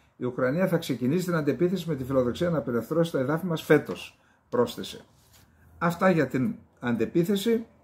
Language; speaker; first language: Greek; native; Greek